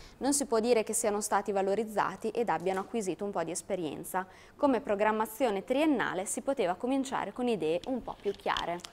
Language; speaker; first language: Italian; native; Italian